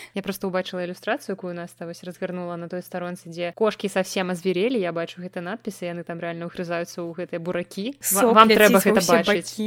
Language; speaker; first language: Belarusian; non-native, local second language; Russian